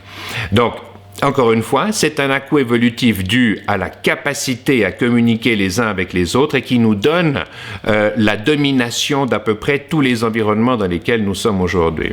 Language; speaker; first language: French; native; French